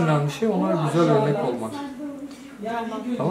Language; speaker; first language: Turkish; native; Turkish